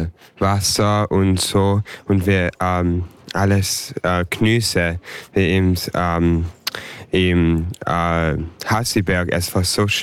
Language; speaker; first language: German; early bilingual, heritage; English